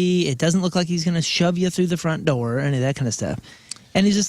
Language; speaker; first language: English; native; English